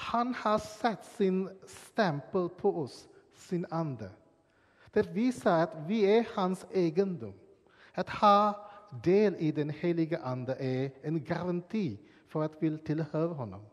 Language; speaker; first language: Swedish; non-native, fluent; English